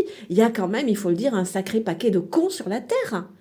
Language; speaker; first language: French; native; French